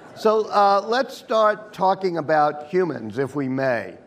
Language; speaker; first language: English; native; English